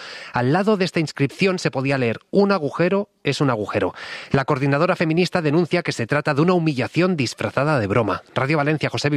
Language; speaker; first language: Spanish; native; Spanish